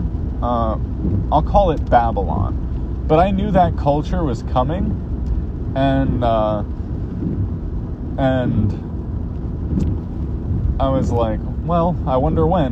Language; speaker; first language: English; native; English